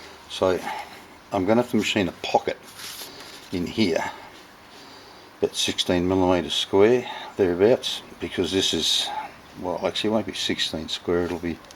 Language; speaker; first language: English; native; English